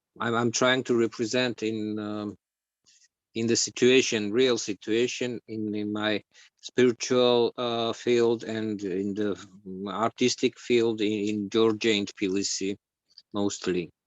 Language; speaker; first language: English; non-native, learner; Georgian